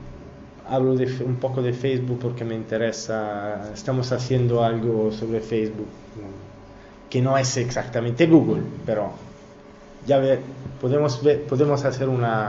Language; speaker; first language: Spanish; non-native, learner; Italian